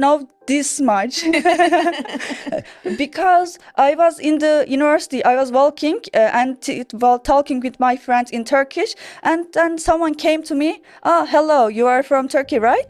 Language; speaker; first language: English; non-native, learner; Turkish